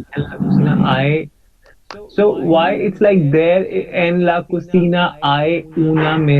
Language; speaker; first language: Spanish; non-native, learner; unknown